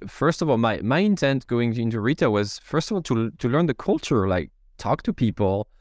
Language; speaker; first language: English; non-native, fluent; French